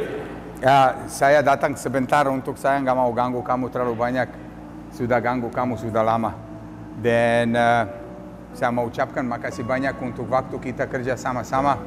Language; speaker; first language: Indonesian; non-native, fluent; Serbian